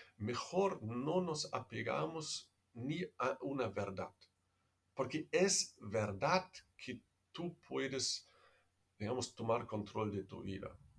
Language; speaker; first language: Spanish; non-native, fluent; German